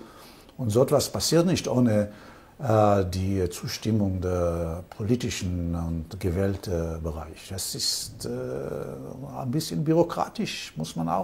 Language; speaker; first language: German; non-native, fluent; Hebrew